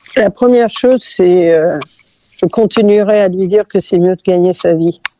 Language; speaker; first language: French; early bilingual, other home language; Catalan